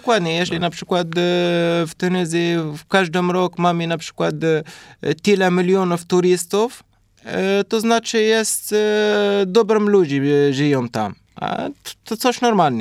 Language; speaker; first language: Polish; non-native, learner; Arabic